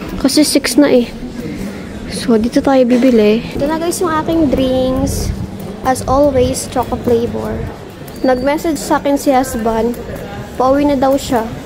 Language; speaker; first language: Filipino; non-native, local second language; Waray